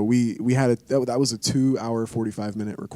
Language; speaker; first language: English; native; English